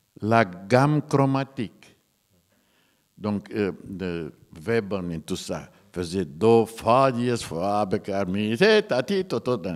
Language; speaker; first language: French; non-native, fluent; Romanian